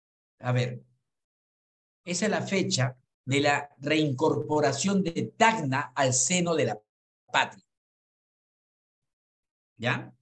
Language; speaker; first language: Spanish; native; Spanish